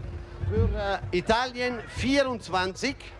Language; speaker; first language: German; non-native, fluent; Italian